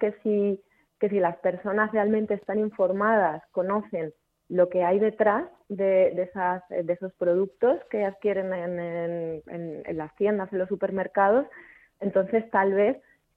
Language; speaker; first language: Spanish; native; Spanish